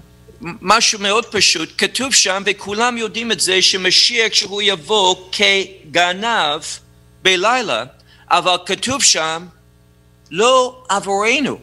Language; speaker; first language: Hebrew; non-native, fluent; English